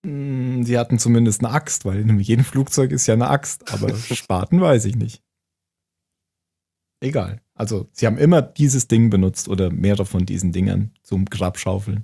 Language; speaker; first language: German; native; German